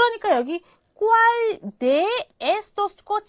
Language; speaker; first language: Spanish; non-native, fluent; Korean